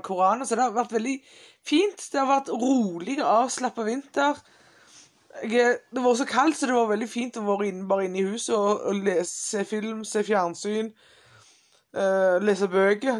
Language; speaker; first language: Norwegian; non-native, fluent; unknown